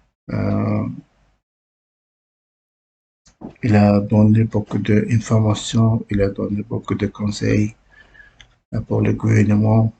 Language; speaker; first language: French; non-native, learner; Uzbek